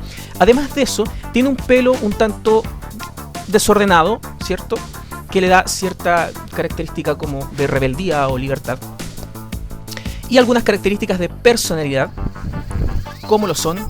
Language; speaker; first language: Spanish; native; Spanish